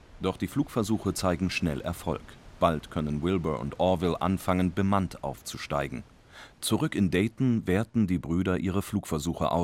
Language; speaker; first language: German; native; German